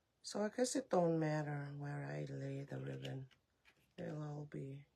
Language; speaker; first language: English; native; English